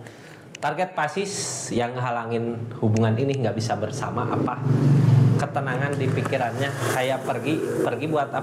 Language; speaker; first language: Indonesian; native; Indonesian